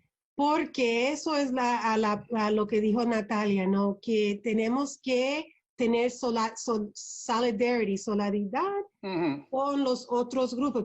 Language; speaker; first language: Spanish; early bilingual, heritage; Spanish